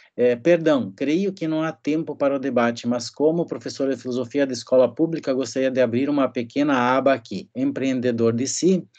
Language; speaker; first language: Portuguese; native; Portuguese